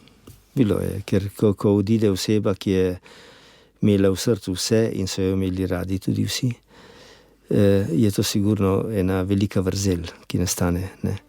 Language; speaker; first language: Slovenian; native; Slovenian